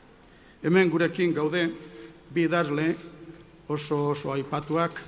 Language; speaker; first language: Basque; non-native, fluent; Galician